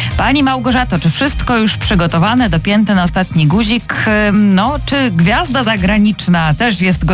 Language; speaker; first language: Polish; native; Polish